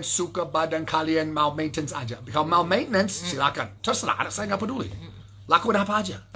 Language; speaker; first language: Indonesian; non-native, learner; English